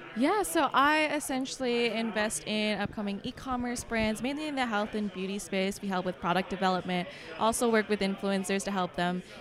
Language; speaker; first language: English; native; English